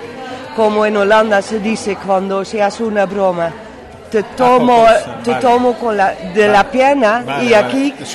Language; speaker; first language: Spanish; non-native, fluent; Dutch